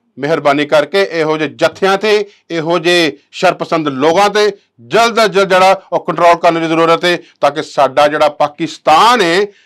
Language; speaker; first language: Punjabi; native; Punjabi